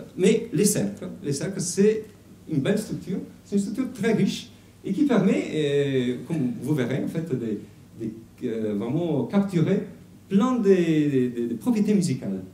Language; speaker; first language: French; non-native, fluent; Italian